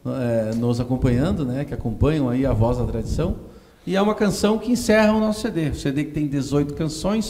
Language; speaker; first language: Portuguese; native; Portuguese